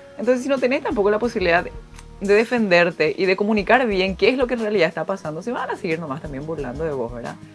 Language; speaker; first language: Spanish; early bilingual, other home language; Korean